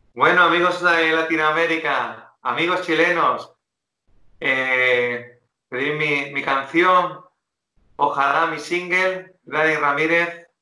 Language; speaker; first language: Spanish; native; Spanish